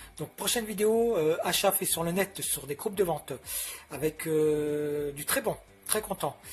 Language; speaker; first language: French; native; French